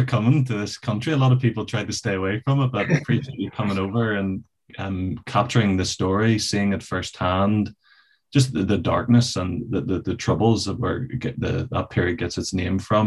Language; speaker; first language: English; native; English